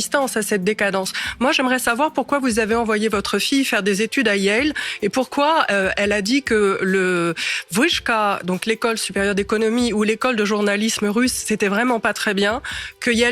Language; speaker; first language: French; native; French